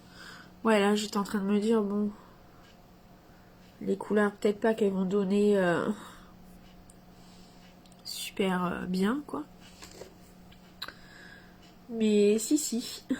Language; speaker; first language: French; native; French